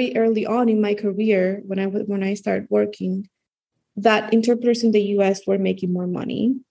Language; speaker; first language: English; non-native, fluent; Spanish